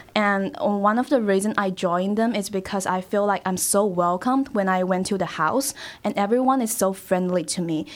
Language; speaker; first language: English; non-native, fluent; Chinese